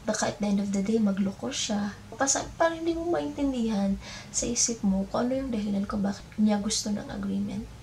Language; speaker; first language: Filipino; native; Filipino